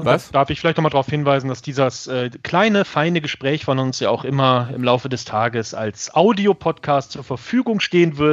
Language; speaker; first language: German; native; German